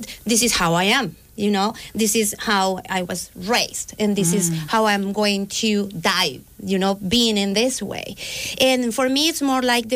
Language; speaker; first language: English; non-native, fluent; Spanish